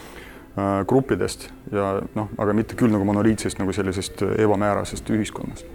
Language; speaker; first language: Estonian; non-native, fluent; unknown